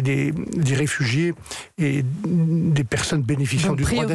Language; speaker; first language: French; native; French